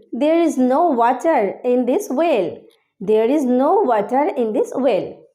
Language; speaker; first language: English; non-native, local second language; Bangla